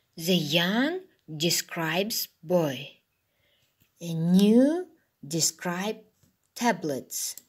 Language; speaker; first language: English; non-native, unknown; Kazakh